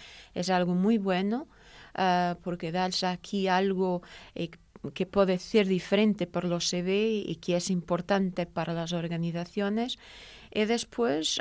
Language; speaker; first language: Spanish; non-native, fluent; Portuguese